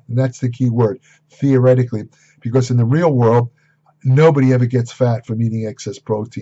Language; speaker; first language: English; native; English